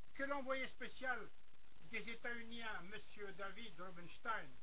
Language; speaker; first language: French; non-native, local second language; Arabic